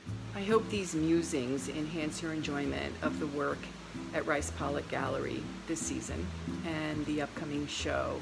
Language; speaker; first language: English; native; English